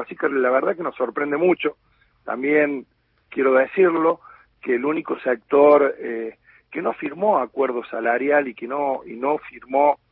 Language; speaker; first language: Spanish; native; Spanish